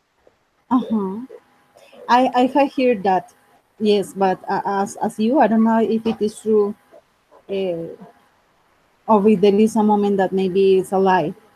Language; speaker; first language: English; non-native, fluent; Spanish